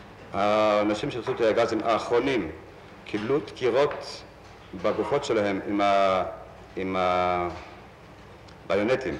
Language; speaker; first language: Hebrew; non-native, fluent; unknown